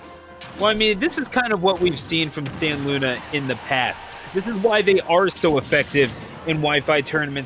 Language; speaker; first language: English; native; English